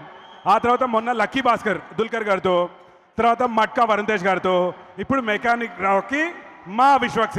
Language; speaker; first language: Telugu; native; Telugu